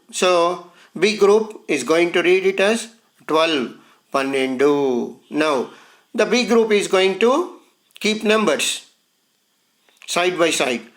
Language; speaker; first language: English; non-native, local second language; Telugu